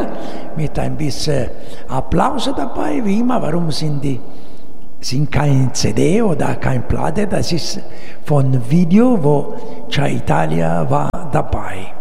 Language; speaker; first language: German; non-native, learner; Italian